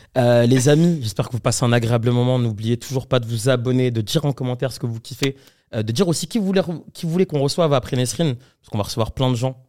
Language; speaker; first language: French; native; French